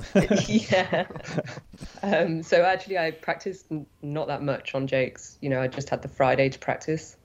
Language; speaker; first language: English; native; English